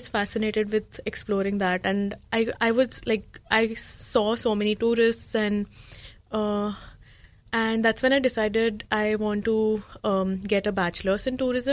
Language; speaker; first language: English; non-native, local second language; Marathi